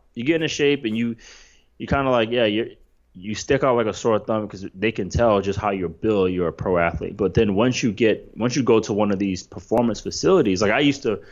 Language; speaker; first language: English; native; English